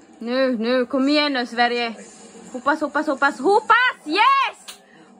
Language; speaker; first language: Swedish; non-native, learner; Filipino